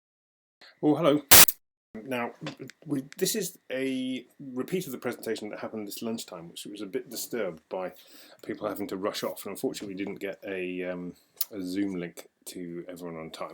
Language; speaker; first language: English; native; English